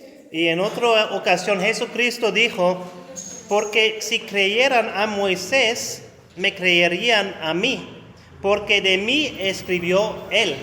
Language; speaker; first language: Spanish; non-native, fluent; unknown